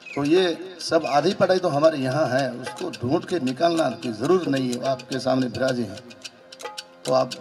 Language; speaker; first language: Hindi; native; Hindi